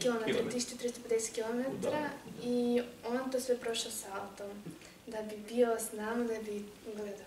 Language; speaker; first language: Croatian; non-native, fluent; Russian